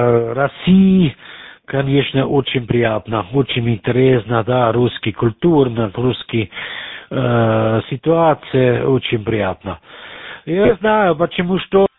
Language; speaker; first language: Russian; non-native, learner; German